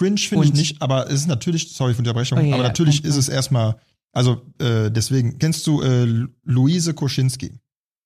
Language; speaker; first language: German; native; German